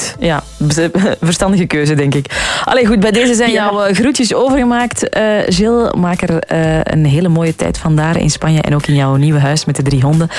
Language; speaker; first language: Dutch; native; Dutch